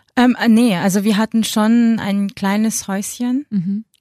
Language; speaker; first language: German; early bilingual, other home language; Filipino